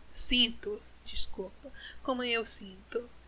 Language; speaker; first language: Portuguese; non-native, learner; English